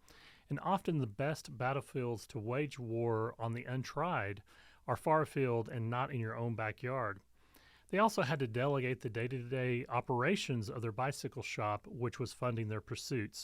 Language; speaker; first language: English; native; English